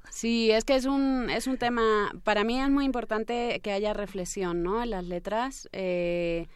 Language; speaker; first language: Spanish; native; Spanish